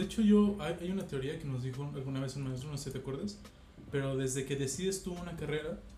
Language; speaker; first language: Spanish; native; Spanish